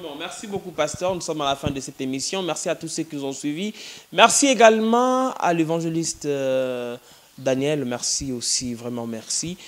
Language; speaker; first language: French; non-native, local second language; Lingala